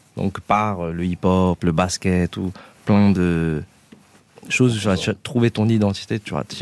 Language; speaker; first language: French; native; French